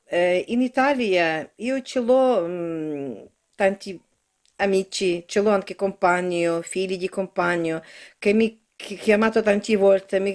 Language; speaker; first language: Italian; non-native, learner; Ukrainian